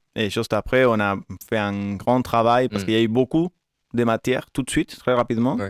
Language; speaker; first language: French; non-native, fluent; Spanish